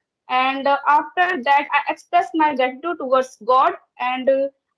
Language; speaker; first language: English; non-native, learner; Hindi